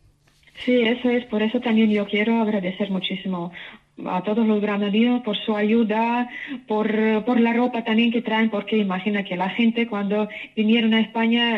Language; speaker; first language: Spanish; non-native, fluent; Ukrainian